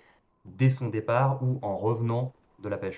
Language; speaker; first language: French; native; French